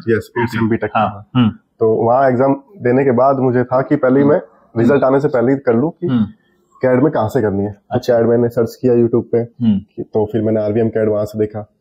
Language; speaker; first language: Hindi; native; Hindi